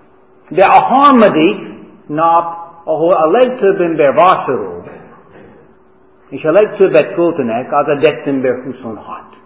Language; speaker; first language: Hungarian; non-native, learner; English